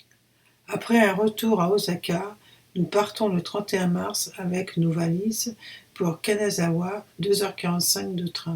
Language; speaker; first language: French; native; French